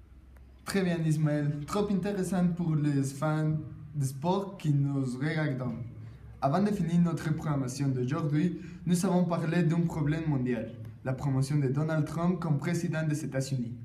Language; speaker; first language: French; non-native, learner; Spanish